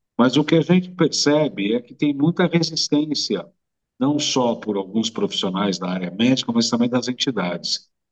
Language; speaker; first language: Portuguese; native; Portuguese